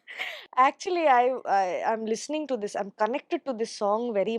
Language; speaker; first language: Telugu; non-native, learner; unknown